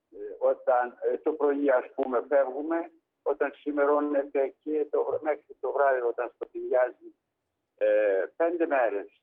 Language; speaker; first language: Greek; non-native, learner; Ukrainian